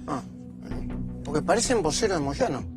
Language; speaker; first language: Spanish; native; Spanish